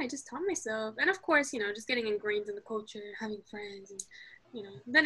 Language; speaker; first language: English; early bilingual, other home language; Arabic